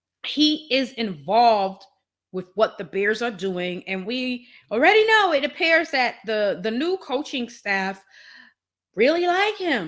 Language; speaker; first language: English; native; English